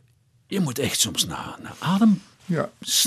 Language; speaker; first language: Dutch; native; Dutch